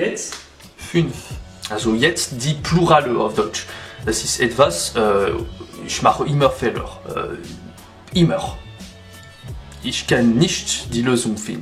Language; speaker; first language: German; non-native, learner; French